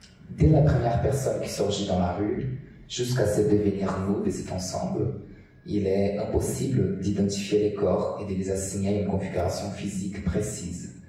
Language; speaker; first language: French; non-native, fluent; Portuguese